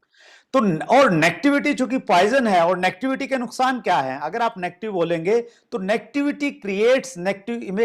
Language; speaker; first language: Hindi; native; Hindi